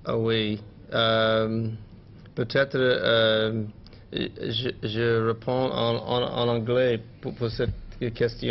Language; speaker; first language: French; non-native, learner; English